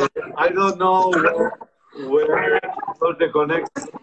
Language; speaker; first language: English; non-native, fluent; Spanish